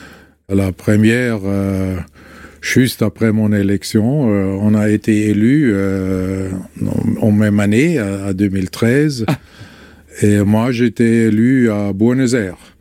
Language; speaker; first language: French; non-native, fluent; German